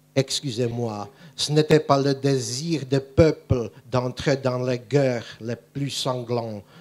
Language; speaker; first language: French; non-native, fluent; Czech